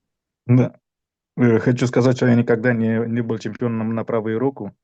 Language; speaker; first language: Russian; non-native, fluent; Romanian